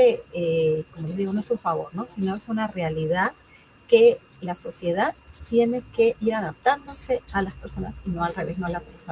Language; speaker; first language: Spanish; native; Spanish